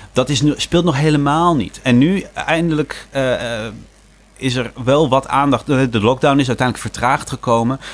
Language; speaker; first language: Dutch; native; Dutch